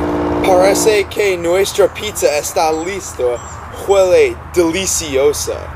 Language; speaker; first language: Spanish; non-native, learner; English